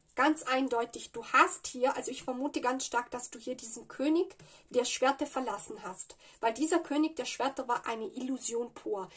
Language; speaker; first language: German; non-native, fluent; Italian